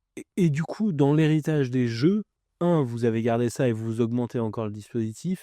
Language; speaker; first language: French; native; French